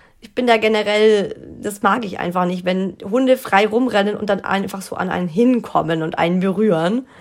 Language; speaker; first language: German; native; German